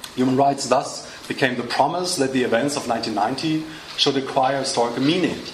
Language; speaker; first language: English; non-native, fluent; German